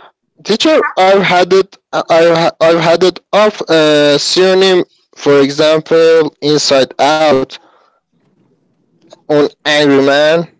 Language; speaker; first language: English; non-native, learner; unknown